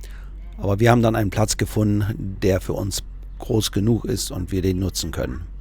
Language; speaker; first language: German; native; German